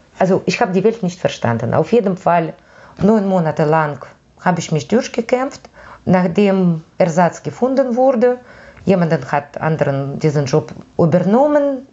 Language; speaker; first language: German; non-native, fluent; Russian